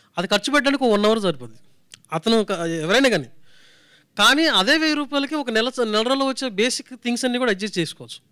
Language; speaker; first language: Telugu; native; Telugu